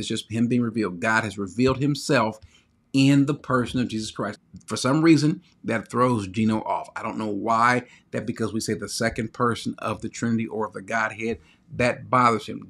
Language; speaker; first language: English; native; English